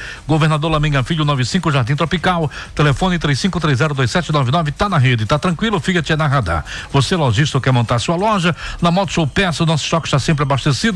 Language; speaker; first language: Portuguese; native; Portuguese